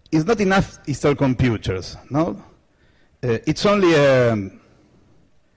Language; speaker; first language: English; non-native, learner; Spanish